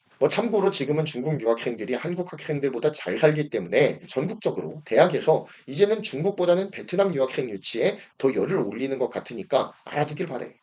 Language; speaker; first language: Korean; native; Korean